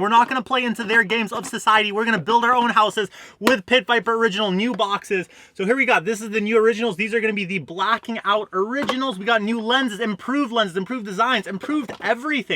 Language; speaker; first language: English; native; English